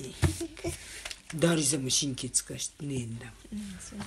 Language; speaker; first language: Japanese; native; Japanese